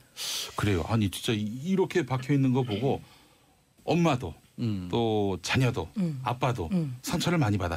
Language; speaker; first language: Korean; native; Korean